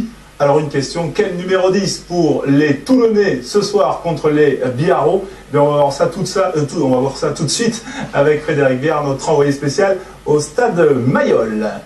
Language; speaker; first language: French; native; French